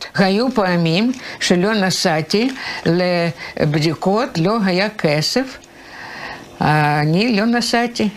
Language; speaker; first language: Hebrew; non-native, learner; Russian